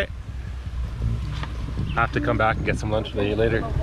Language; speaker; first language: English; native; English